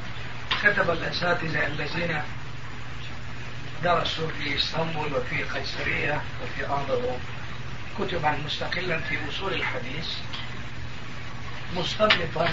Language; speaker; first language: Arabic; non-native, fluent; Turkish